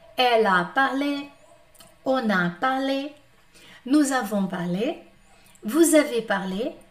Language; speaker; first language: French; non-native, fluent; Portuguese